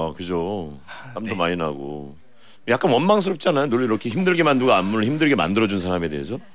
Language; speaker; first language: Korean; native; Korean